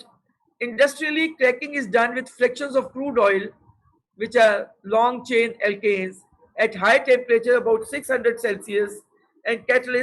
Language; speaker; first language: English; non-native, local second language; Urdu